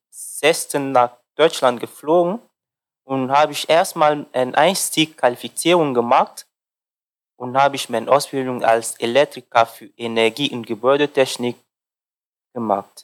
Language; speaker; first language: German; non-native, learner; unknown